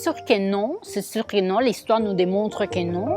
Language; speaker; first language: French; non-native, fluent; Spanish